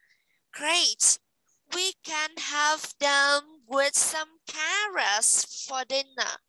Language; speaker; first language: English; non-native, fluent; Vietnamese